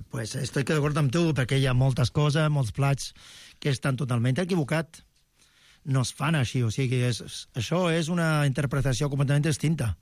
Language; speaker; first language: Catalan; non-native, fluent; Italian